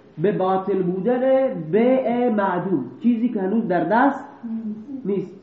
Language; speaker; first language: Persian; non-native, local second language; Baluchi